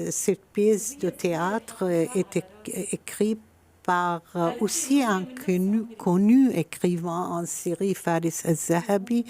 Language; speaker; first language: French; non-native, fluent; Arabic